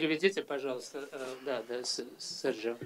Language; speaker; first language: Russian; native; Russian